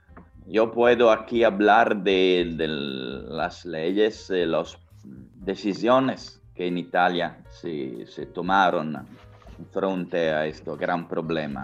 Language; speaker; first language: Spanish; non-native, fluent; Italian